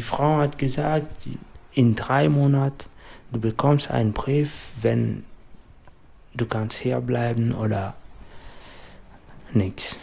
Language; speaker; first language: German; non-native, learner; French